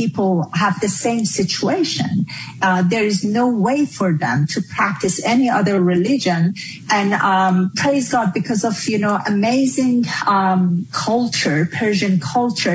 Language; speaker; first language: English; non-native, fluent; Persian